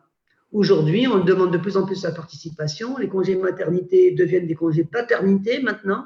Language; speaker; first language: French; native; French